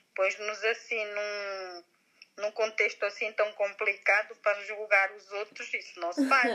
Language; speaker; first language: Portuguese; native; Portuguese